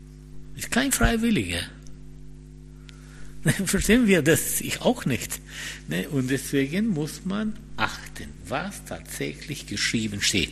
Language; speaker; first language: German; non-native, fluent; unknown